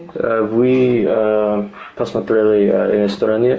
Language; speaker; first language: Russian; non-native, learner; English